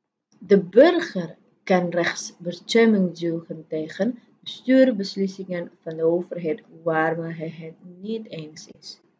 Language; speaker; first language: Dutch; non-native, fluent; Indonesian